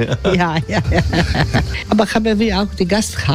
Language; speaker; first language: German; non-native, learner; Croatian